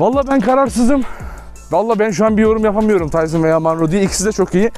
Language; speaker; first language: Turkish; native; Turkish